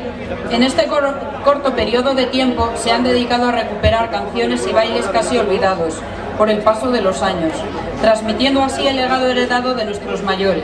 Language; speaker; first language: Spanish; native; Spanish